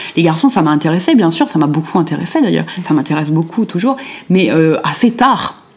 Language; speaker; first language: French; early bilingual, other home language; German